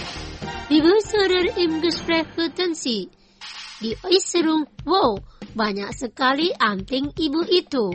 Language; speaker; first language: German; non-native, fluent; Indonesian